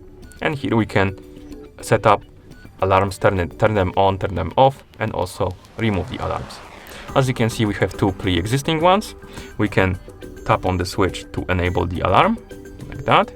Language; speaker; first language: English; non-native, fluent; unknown